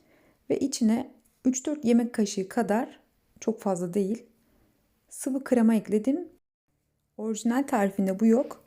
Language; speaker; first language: Turkish; native; Turkish